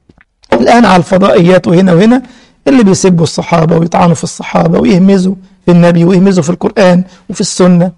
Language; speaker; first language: Arabic; native; Arabic